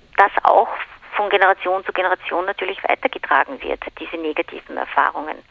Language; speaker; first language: German; native; German